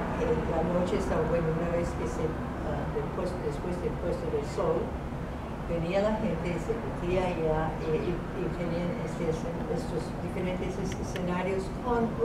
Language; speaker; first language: Spanish; non-native, fluent; English